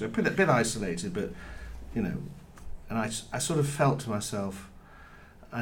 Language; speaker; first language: English; native; English